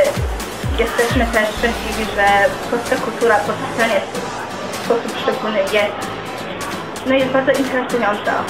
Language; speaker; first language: Polish; early bilingual, heritage; Polish